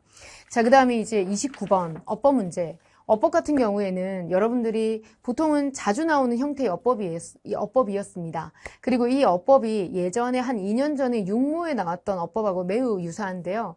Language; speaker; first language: Korean; native; Korean